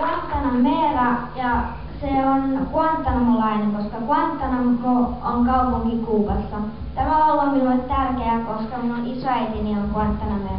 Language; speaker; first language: Finnish; early bilingual, other home language; Spanish